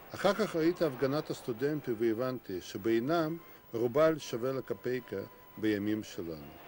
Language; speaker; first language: Hebrew; non-native, fluent; Russian